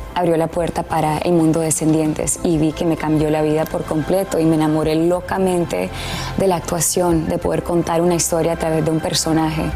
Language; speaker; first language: Spanish; early bilingual, heritage; Spanish